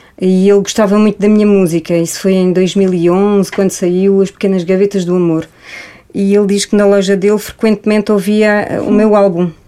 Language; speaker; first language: Portuguese; early bilingual, heritage; Portuguese